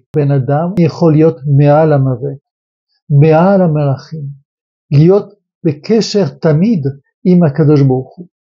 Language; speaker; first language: Hebrew; non-native, fluent; French